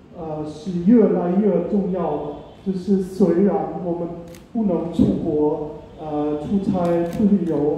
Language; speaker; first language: Chinese; non-native, fluent; German